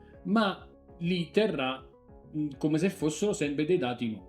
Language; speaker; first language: Italian; native; Italian